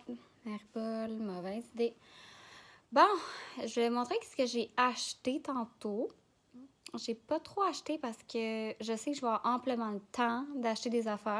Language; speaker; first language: French; native; French